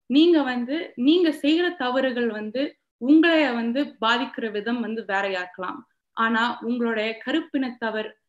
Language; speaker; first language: Tamil; early bilingual, heritage; Tamil